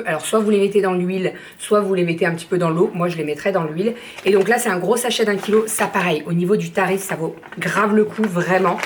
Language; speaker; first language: French; native; French